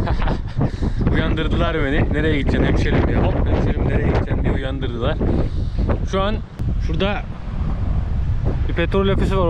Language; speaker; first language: Turkish; native; Turkish